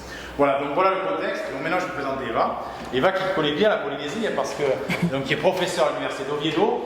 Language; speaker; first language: French; native; French